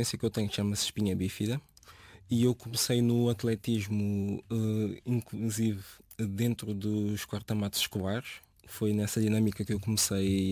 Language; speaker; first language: Portuguese; native; Portuguese